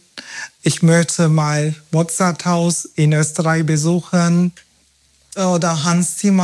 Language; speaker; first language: German; non-native, fluent; Turkish